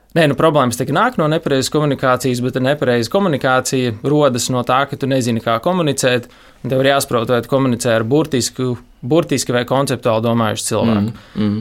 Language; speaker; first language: Latvian; native; Latvian